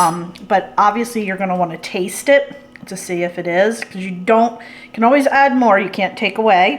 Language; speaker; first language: English; native; English